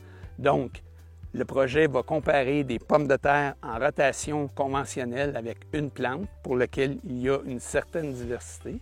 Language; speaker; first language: French; native; French